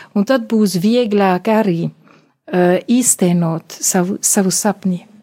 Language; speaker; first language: Latvian; non-native, fluent; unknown